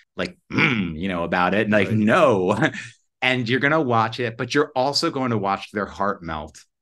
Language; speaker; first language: English; native; English